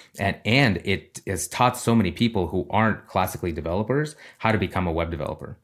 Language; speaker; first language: English; early bilingual, other home language; Russian